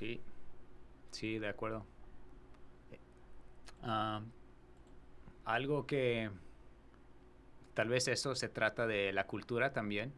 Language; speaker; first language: Spanish; non-native, fluent; English